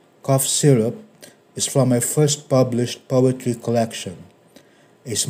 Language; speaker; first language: English; non-native, local second language; Filipino